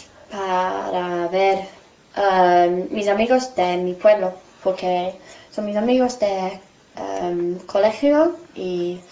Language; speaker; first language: Spanish; non-native, fluent; English